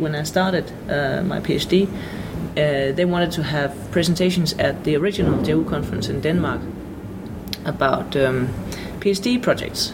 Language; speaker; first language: English; non-native, fluent; Danish